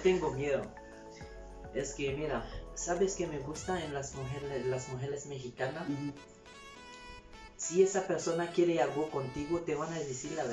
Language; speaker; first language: Spanish; non-native, learner; Haitian Creole